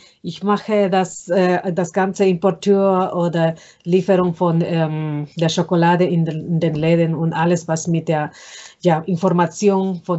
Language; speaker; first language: German; non-native, fluent; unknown